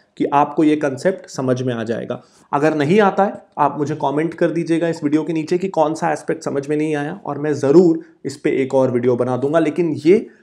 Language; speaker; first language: Hindi; native; Hindi